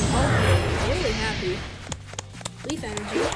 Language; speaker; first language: English; native; English